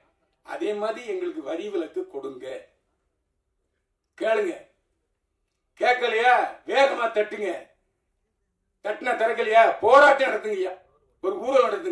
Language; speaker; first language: Tamil; native; Tamil